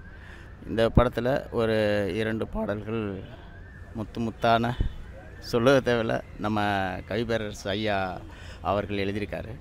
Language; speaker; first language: Tamil; native; Tamil